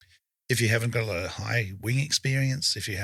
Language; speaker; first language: English; native; English